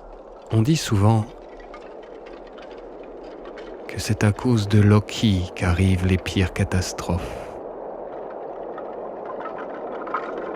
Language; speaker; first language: French; native; French